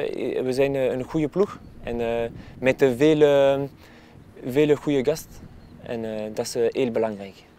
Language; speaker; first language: Dutch; non-native, local second language; Spanish